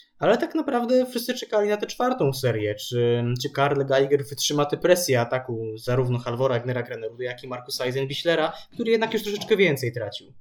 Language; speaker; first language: Polish; native; Polish